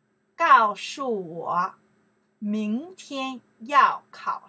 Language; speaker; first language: Chinese; non-native, learner; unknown